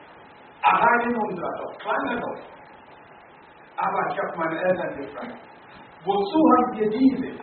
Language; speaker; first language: German; non-native, learner; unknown